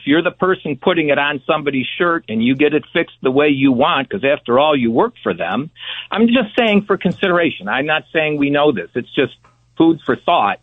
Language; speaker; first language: English; native; English